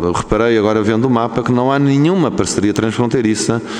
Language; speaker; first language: Portuguese; native; Portuguese